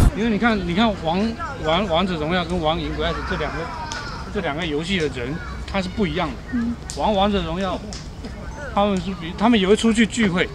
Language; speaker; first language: Chinese; native; Chinese